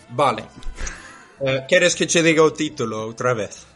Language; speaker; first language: Galician; non-native, fluent; English